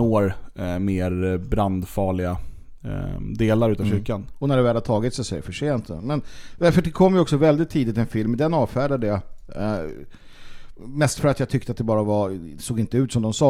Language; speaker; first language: Swedish; native; Swedish